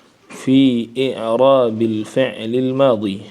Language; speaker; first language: Arabic; non-native, fluent; Malay